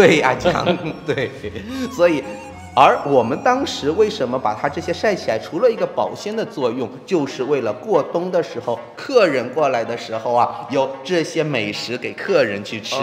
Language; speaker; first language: Chinese; native; Chinese